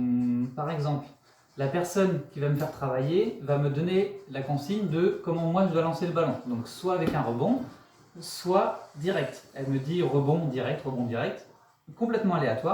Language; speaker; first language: French; native; French